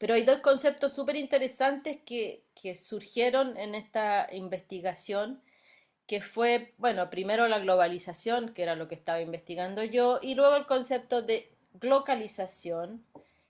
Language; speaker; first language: Spanish; native; Spanish